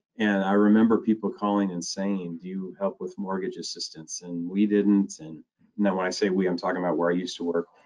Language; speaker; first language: English; native; English